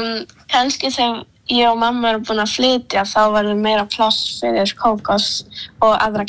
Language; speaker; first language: Icelandic; early bilingual, other home language; Polish